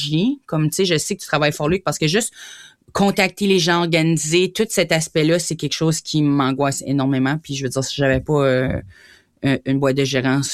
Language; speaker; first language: French; native; French